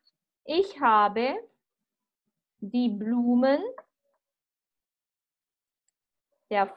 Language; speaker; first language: German; non-native, fluent; Spanish